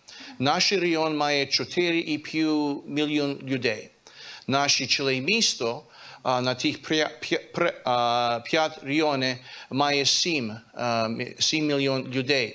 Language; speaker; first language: Ukrainian; early bilingual, heritage; Ukrainian